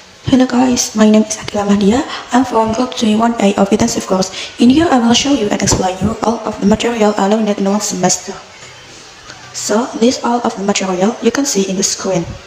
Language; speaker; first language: English; non-native, learner; Indonesian